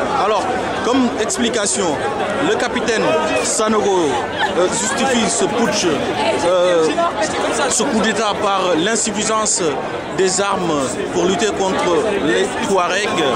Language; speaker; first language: French; non-native, local second language; Soninke